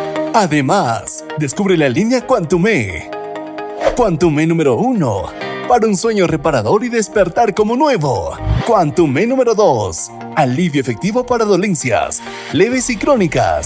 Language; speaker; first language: Spanish; native; Spanish